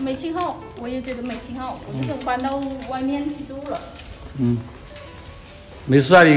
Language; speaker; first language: Chinese; non-native, fluent; Lao